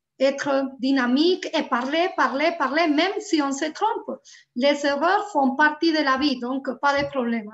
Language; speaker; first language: French; non-native, fluent; Spanish